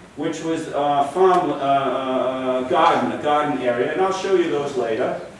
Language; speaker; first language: English; native; English